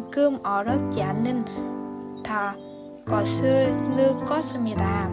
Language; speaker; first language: Korean; non-native, fluent; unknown